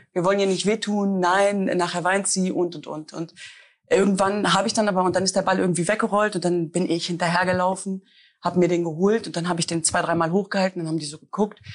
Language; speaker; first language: German; native; German